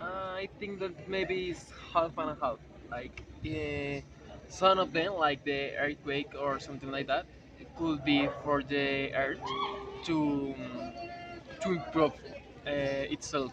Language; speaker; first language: English; non-native, learner; Spanish